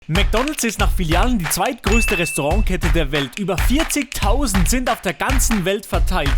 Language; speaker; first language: German; native; German